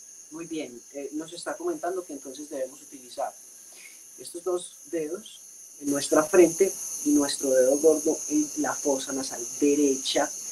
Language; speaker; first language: Spanish; native; Spanish